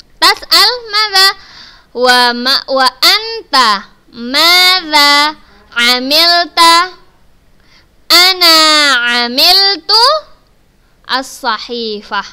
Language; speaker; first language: Arabic; non-native, fluent; Indonesian